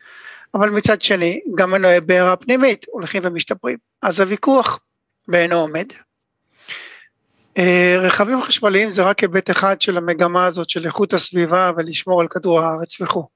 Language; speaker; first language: Hebrew; native; Hebrew